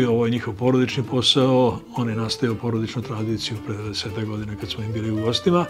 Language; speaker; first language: Bosnian; native; Bosnian